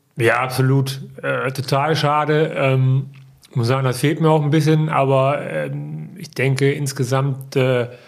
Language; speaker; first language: German; native; German